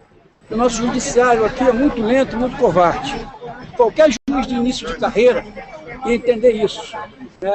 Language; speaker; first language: Portuguese; native; Portuguese